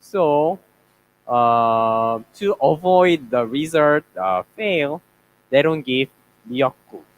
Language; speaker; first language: English; non-native, learner; Korean